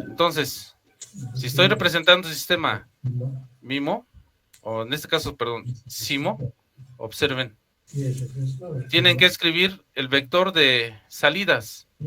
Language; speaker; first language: Spanish; native; Spanish